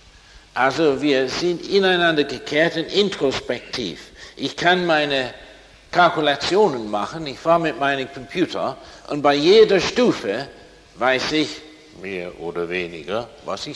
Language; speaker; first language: German; non-native, fluent; English